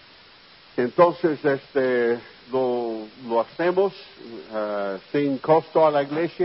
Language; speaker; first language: Spanish; non-native, fluent; English